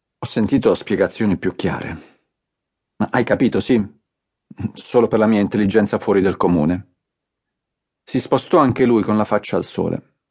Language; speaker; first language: Italian; native; Italian